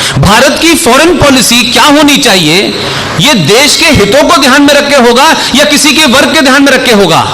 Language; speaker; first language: Hindi; native; Hindi